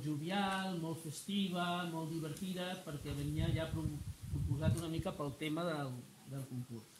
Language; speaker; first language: Catalan; native; Catalan